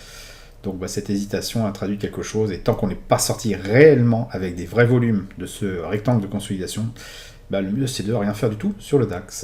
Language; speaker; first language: French; native; French